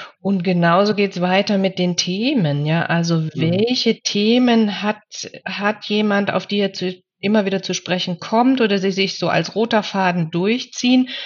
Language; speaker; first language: German; native; German